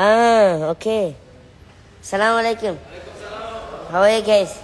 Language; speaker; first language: English; non-native, learner; Tajik